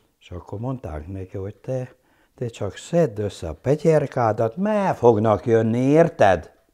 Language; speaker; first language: Hungarian; non-native, local second language; German